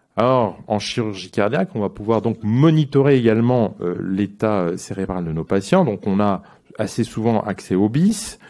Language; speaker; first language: French; native; French